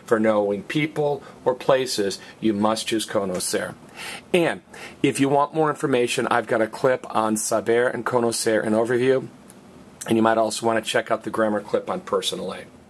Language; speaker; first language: English; native; English